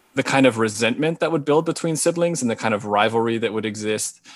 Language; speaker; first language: English; native; English